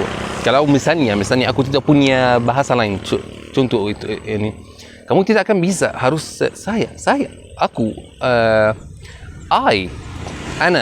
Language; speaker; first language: Indonesian; non-native, fluent; Arabic